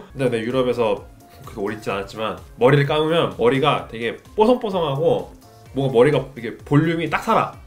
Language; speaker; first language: Korean; native; Korean